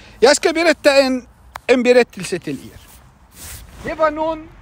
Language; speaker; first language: Swedish; non-native, fluent; Arabic